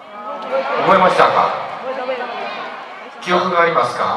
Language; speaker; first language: Japanese; non-native, fluent; Korean